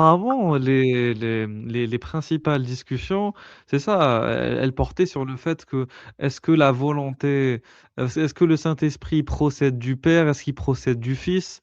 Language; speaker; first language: French; native; French